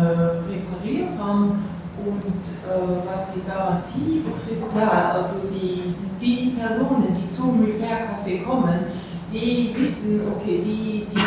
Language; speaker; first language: German; non-native, local second language; Luxembourgish